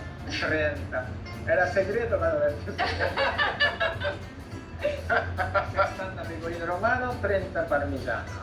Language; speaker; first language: Italian; non-native, fluent; Japanese